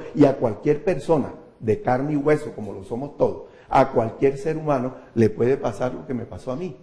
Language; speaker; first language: Spanish; native; Spanish